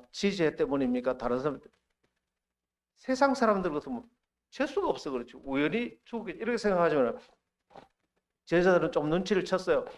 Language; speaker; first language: Korean; native; Korean